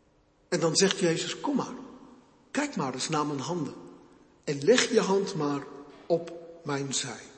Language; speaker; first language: Dutch; native; Dutch